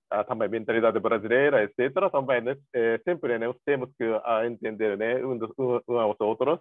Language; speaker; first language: Portuguese; non-native, learner; Japanese